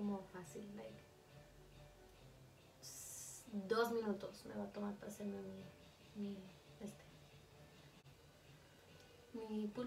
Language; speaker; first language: Spanish; early bilingual, heritage; Spanish